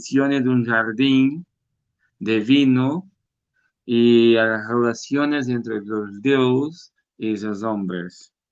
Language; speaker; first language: Spanish; non-native, learner; Portuguese